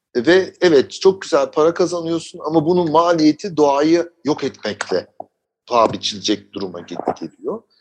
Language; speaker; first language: Turkish; early bilingual, heritage; Turkish